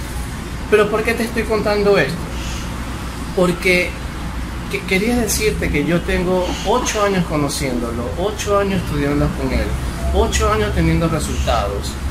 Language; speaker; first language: Spanish; native; Spanish